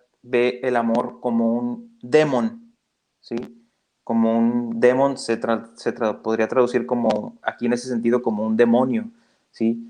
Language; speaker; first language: Spanish; native; Spanish